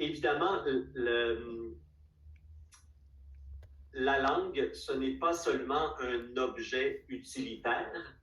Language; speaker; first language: French; native; French